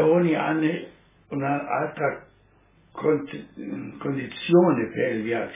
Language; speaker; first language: Italian; non-native, local second language; Slovenian